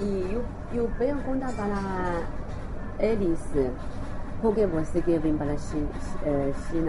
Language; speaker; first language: Portuguese; non-native, learner; Chinese